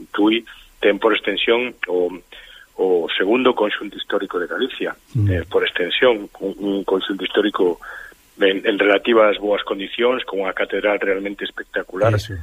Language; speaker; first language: Galician; native; Galician